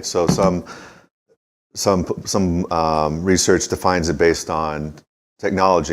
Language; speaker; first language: English; native; English